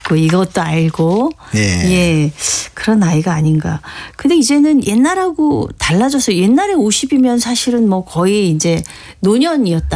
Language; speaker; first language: Korean; native; Korean